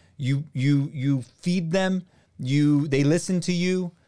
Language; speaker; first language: English; non-native, fluent; Portuguese